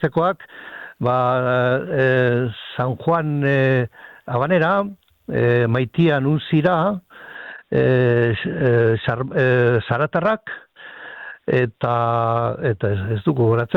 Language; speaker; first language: Basque; native; Basque